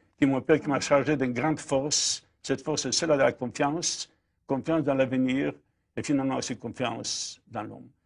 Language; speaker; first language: French; non-native, fluent; Polish